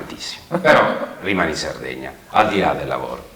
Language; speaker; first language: Italian; native; Italian